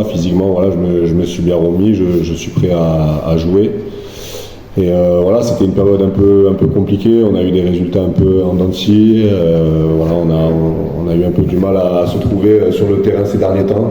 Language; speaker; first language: French; native; French